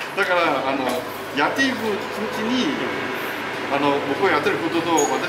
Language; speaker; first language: Japanese; non-native, fluent; Chinese